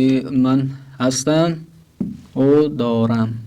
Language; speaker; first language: Persian; non-native, fluent; Urdu